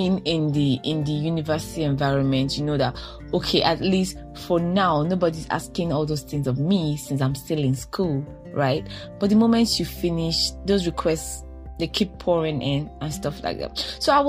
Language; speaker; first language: English; non-native, local second language; Igbo